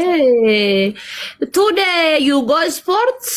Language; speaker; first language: English; non-native, learner; Amharic